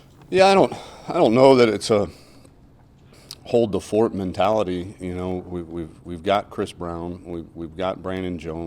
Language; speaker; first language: English; native; English